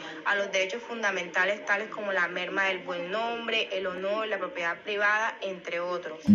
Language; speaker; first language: Spanish; native; Spanish